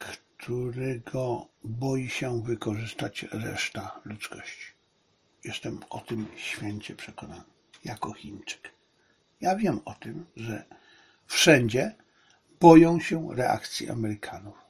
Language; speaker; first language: Polish; native; Polish